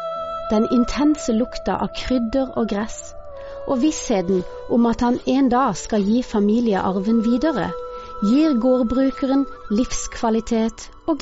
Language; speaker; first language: Norwegian; native; Norwegian